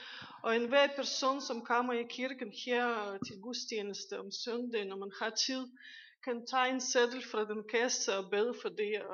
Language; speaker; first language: Danish; non-native, fluent; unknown